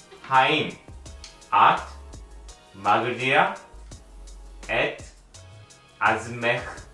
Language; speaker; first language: Hebrew; non-native, learner; Korean